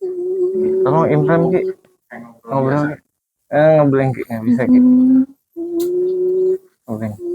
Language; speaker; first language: Indonesian; native; Indonesian